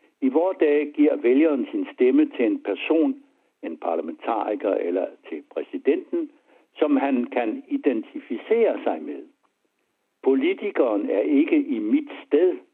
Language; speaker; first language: Danish; native; Danish